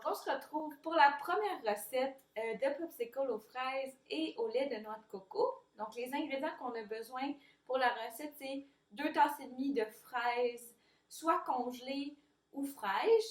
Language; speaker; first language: French; native; French